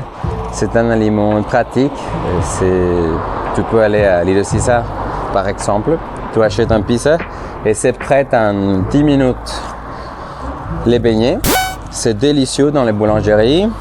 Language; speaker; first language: French; non-native, fluent; Spanish